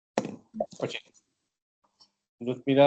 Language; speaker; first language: English; non-native, learner; Turkish